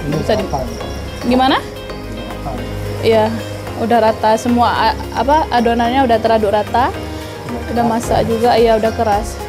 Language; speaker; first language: Indonesian; native; Indonesian